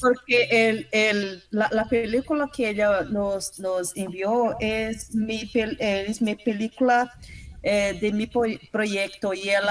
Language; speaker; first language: Spanish; non-native, learner; Portuguese